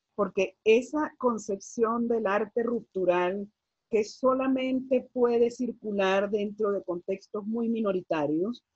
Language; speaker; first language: Spanish; native; Spanish